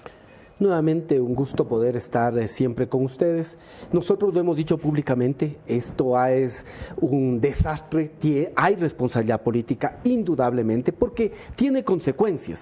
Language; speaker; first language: Spanish; native; Spanish